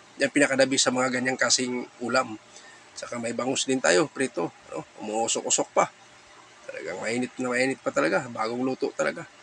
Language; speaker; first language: Filipino; non-native, local second language; Cebuano